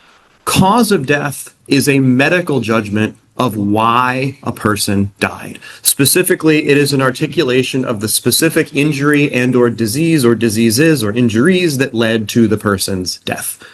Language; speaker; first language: English; native; English